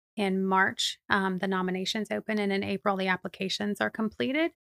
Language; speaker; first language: English; native; English